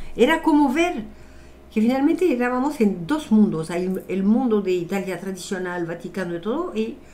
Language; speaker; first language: Spanish; non-native, fluent; French